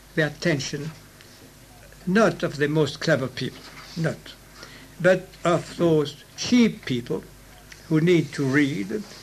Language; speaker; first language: English; non-native, fluent; French